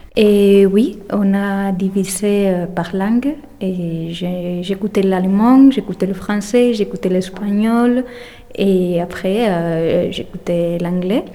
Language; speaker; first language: French; non-native, fluent; Spanish